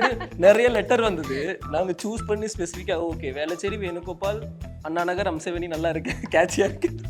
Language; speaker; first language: Tamil; native; Tamil